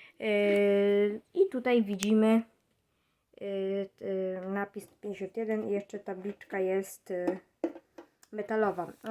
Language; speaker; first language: Polish; native; Polish